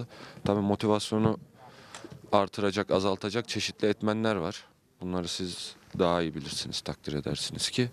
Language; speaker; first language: Turkish; native; Turkish